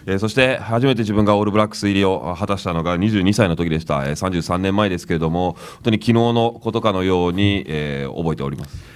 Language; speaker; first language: Japanese; native; Japanese